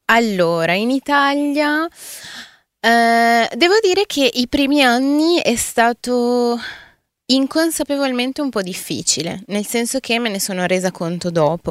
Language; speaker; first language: Italian; early bilingual, other home language; Spanish